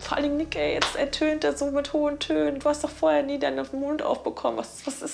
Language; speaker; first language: German; native; German